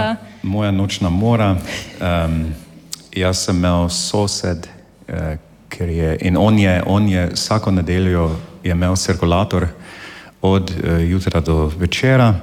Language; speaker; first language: Slovenian; non-native, learner; English